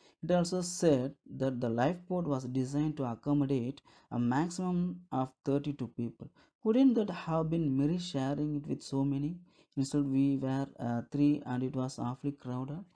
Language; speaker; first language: English; non-native, local second language; Tamil